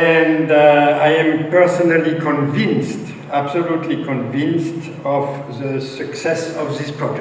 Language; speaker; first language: English; non-native, fluent; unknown